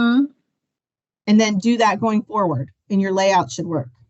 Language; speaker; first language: English; native; English